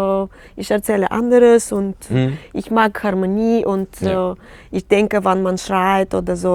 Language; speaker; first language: German; non-native, learner; Russian